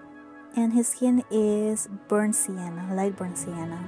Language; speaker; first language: English; non-native, fluent; Spanish